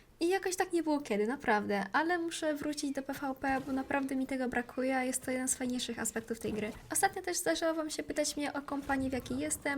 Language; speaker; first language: Polish; native; Polish